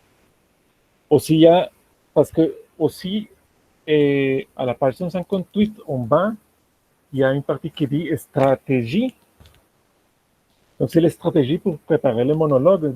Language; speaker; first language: French; non-native, fluent; Spanish